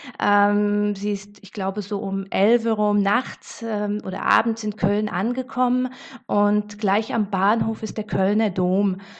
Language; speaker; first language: German; non-native, fluent; Slovak